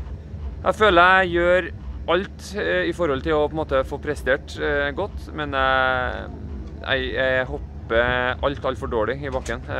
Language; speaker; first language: Norwegian; native; Norwegian